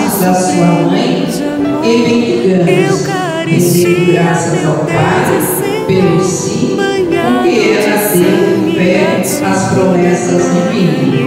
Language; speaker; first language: Portuguese; native; Portuguese